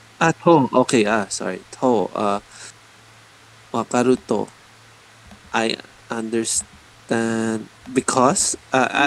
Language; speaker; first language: English; non-native, learner; Spanish